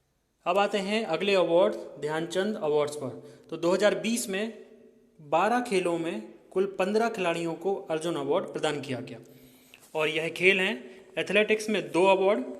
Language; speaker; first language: Hindi; native; Hindi